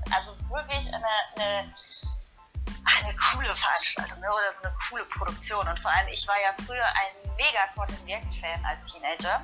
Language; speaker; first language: German; native; German